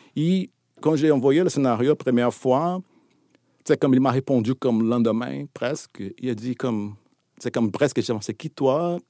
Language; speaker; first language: French; non-native, fluent; Portuguese